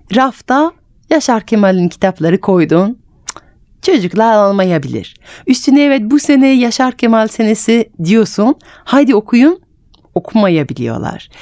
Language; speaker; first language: Turkish; non-native, fluent; French